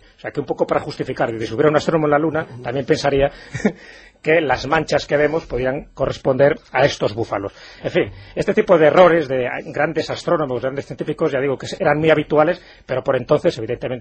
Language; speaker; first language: Spanish; native; Spanish